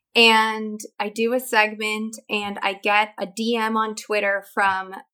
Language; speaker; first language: English; native; English